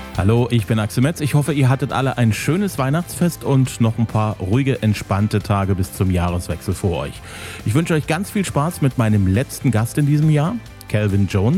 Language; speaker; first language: German; native; German